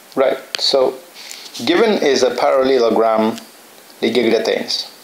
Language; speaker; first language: English; non-native, fluent; Lithuanian